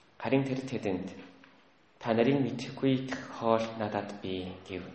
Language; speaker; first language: Mongolian; native; Mongolian